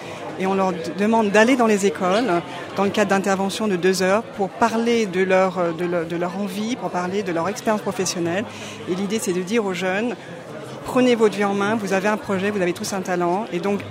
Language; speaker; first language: French; native; French